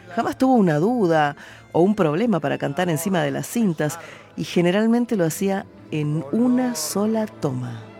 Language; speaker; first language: Spanish; native; Spanish